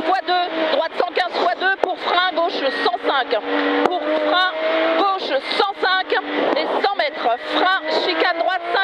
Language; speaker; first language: French; native; French